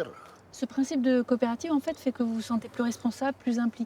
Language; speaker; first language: French; native; French